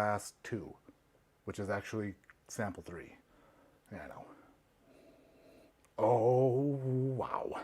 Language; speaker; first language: English; native; English